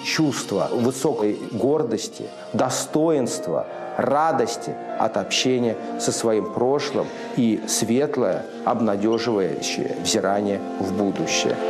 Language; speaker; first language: Russian; native; Russian